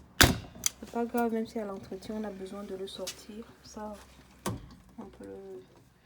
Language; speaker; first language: French; native; French